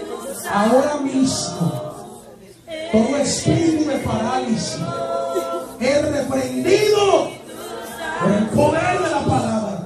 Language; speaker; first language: Spanish; native; Spanish